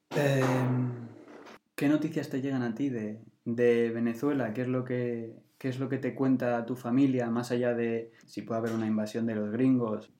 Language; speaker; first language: Spanish; native; Spanish